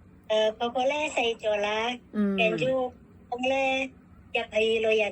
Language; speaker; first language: Cantonese; non-native, learner; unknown